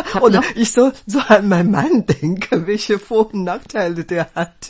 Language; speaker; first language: German; non-native, fluent; Chinese